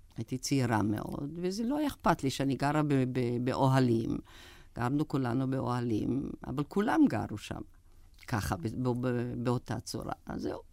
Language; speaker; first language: Hebrew; non-native, fluent; German